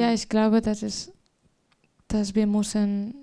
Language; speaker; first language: German; non-native, fluent; Spanish